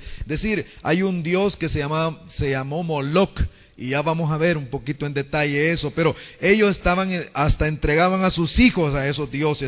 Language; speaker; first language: Spanish; native; Spanish